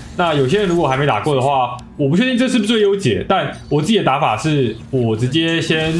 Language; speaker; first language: Chinese; native; Chinese